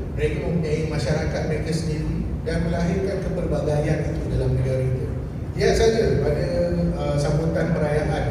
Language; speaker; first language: Malay; native; Malay